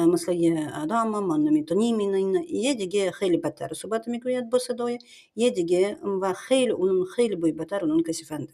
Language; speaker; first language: Persian; non-native, learner; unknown